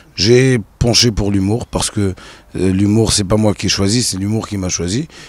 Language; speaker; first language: French; non-native, local second language; Arabic